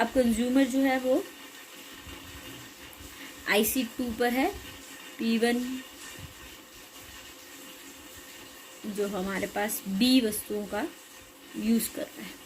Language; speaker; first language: Hindi; native; Hindi